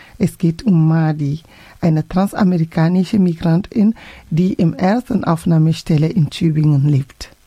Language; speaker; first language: German; non-native, fluent; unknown